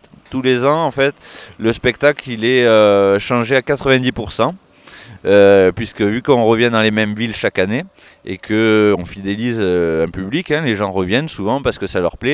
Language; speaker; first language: French; native; French